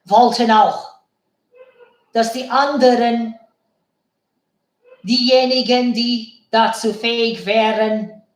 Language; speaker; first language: German; non-native, fluent; Bangla